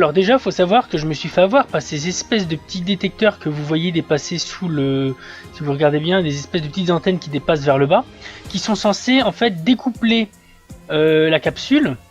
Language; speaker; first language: French; native; French